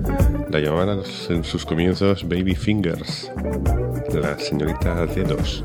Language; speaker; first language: Spanish; native; Spanish